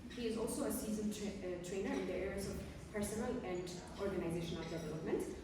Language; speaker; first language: English; non-native, local second language; Amharic